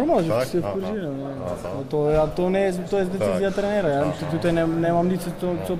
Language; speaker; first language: Polish; non-native, learner; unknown